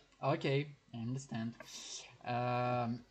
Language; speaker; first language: English; non-native, learner; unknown